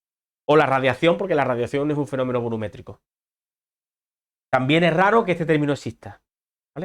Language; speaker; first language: Spanish; native; Spanish